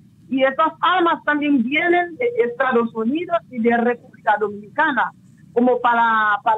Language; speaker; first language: Spanish; non-native, local second language; Haitian Creole